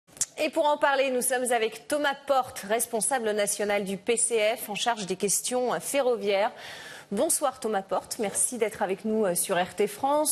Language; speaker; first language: French; native; French